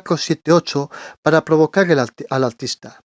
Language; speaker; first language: Spanish; native; Spanish